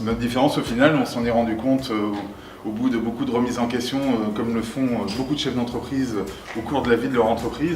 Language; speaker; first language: French; native; French